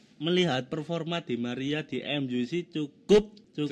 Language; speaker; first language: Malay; non-native, local second language; Javanese